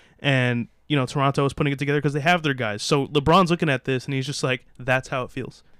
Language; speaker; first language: English; native; English